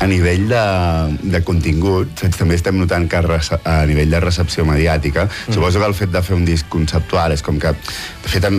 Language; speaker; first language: Catalan; native; Catalan